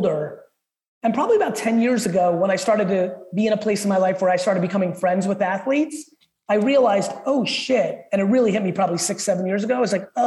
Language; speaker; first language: English; early bilingual, other home language; Russian